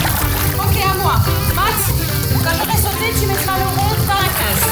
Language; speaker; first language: French; native; French